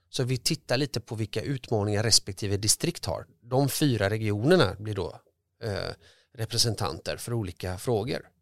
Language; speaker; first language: Swedish; early bilingual, other home language; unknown